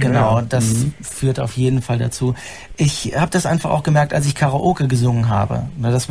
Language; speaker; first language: German; native; German